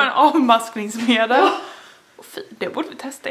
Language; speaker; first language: Swedish; native; Swedish